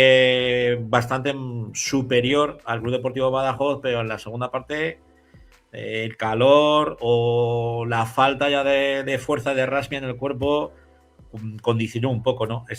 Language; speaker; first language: Spanish; native; Spanish